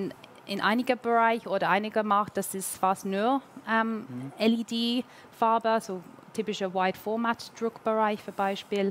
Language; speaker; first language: German; non-native, learner; English